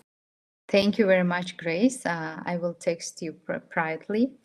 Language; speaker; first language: English; non-native, fluent; Russian